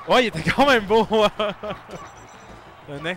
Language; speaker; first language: French; native; French